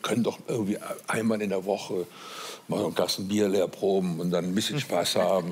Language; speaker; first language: German; native; German